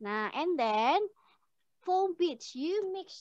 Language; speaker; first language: English; non-native, learner; Indonesian